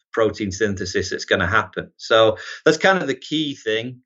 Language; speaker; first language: English; native; English